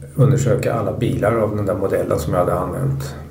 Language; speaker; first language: Swedish; native; Swedish